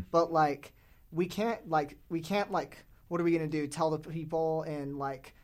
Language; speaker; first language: English; native; English